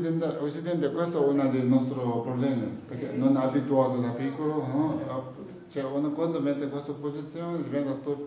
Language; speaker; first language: Italian; non-native, learner; Tibetan